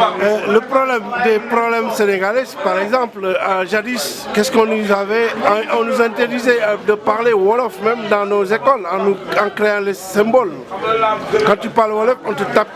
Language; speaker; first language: French; non-native, local second language; Wolof